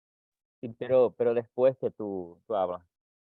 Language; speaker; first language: Spanish; non-native, fluent; Portuguese